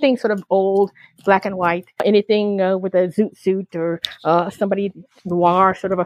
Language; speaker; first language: English; native; English